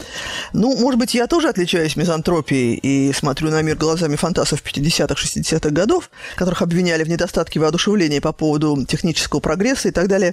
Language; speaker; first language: Russian; native; Russian